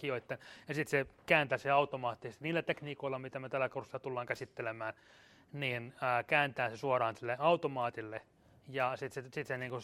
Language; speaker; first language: Finnish; native; Finnish